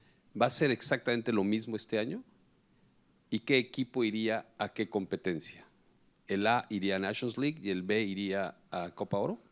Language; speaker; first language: Spanish; native; Spanish